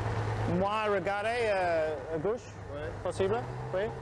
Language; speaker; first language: French; non-native, learner; English